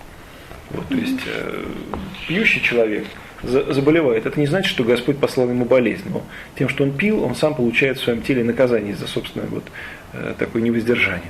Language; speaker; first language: Russian; native; Russian